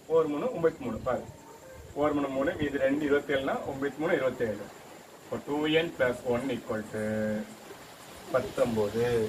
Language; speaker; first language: Tamil; native; Tamil